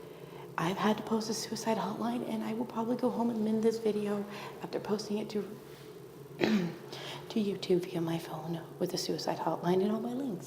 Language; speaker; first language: English; native; English